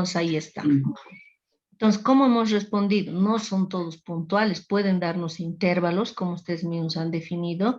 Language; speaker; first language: Spanish; native; Spanish